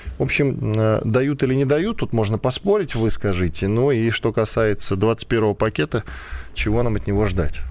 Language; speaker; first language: Russian; native; Russian